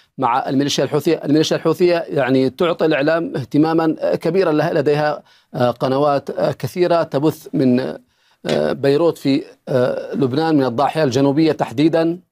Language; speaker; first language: Arabic; native; Arabic